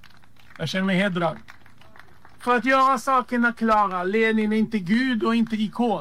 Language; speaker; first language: Swedish; non-native, fluent; Hebrew